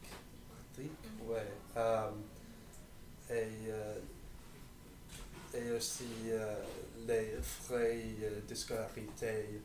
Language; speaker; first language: French; non-native, learner; English